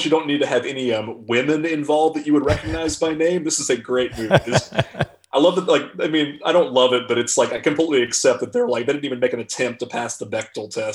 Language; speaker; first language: English; native; English